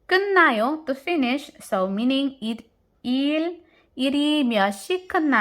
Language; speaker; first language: Korean; non-native, fluent; Filipino